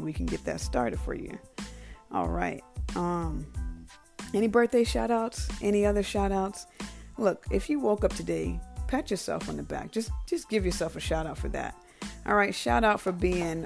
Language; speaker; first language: English; native; English